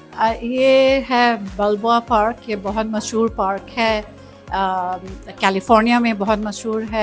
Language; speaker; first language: Hindi; non-native, local second language; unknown